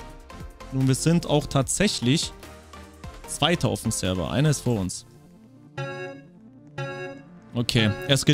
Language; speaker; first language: German; native; German